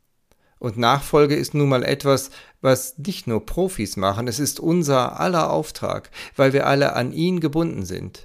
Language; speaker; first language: German; native; German